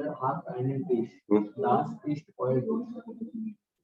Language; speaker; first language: German; non-native, learner; Hindi